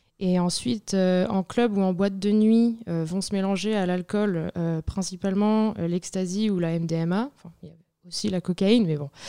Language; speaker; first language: French; native; French